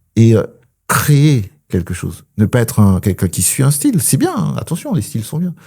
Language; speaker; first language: French; early bilingual, other home language; Spanish